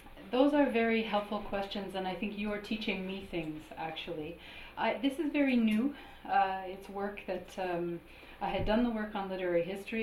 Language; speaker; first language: English; native; English